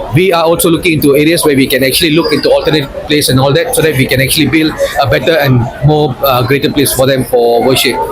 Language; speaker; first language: English; non-native, local second language; Tamil